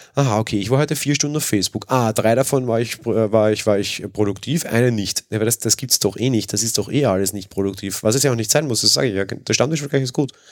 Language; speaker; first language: German; native; German